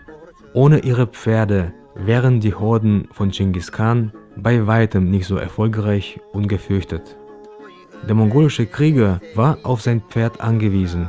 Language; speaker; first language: German; native; German